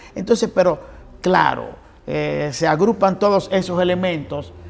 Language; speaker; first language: Spanish; native; Spanish